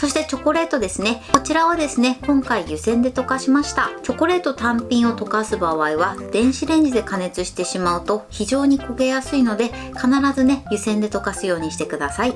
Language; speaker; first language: Japanese; native; Japanese